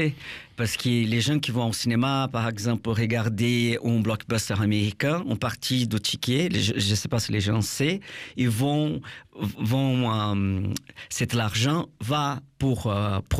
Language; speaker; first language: French; non-native, fluent; Portuguese